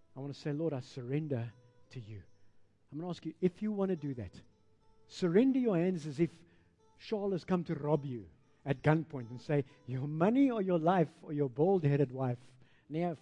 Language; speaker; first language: English; non-native, local second language; Afrikaans